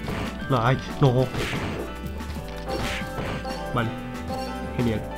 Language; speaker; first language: Spanish; native; Spanish